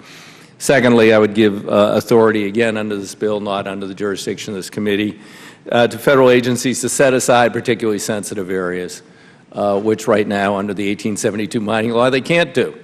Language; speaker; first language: English; native; English